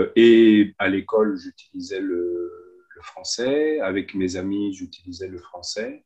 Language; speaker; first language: French; native; French